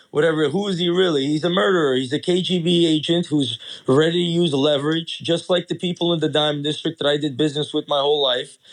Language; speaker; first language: English; early bilingual, other home language; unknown